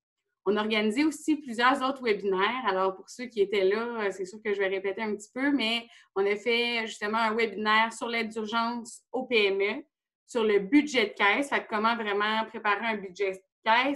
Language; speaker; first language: French; native; French